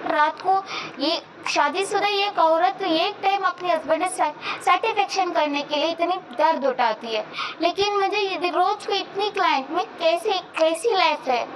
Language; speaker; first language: Hindi; non-native, local second language; Kannada